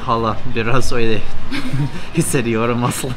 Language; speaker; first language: Turkish; non-native, learner; English